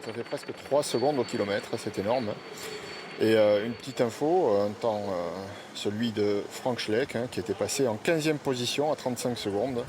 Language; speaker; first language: French; native; French